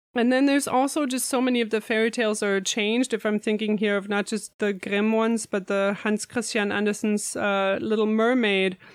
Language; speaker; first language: English; non-native, fluent; German